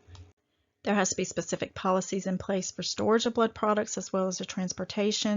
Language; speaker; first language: English; native; English